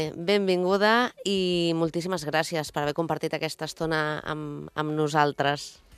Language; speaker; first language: Catalan; native; Catalan